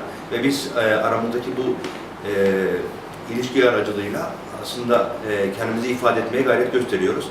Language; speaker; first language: Turkish; native; Turkish